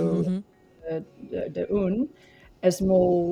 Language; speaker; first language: Catalan; non-native, learner; English